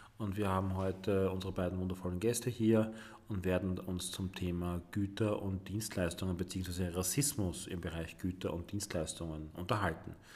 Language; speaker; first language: German; native; German